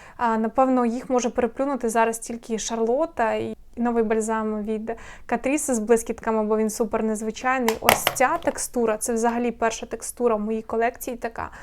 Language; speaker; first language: Ukrainian; non-native, local second language; Russian